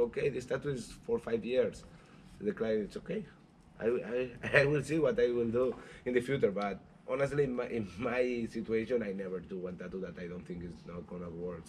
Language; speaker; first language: English; non-native, learner; Spanish